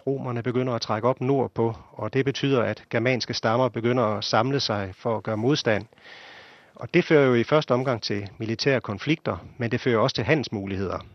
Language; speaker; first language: Danish; native; Danish